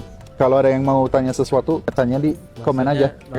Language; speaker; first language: Indonesian; non-native, fluent; Swedish